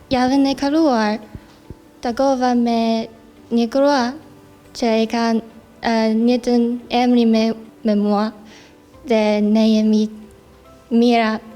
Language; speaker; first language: Albanian; non-native, learner; Chinese